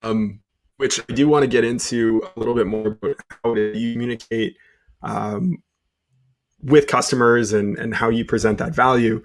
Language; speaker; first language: English; native; English